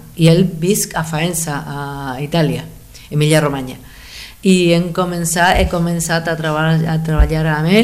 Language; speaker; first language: Catalan; non-native, fluent; Spanish